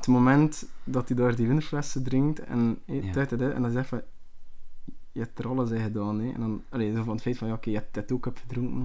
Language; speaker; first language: Dutch; native; Dutch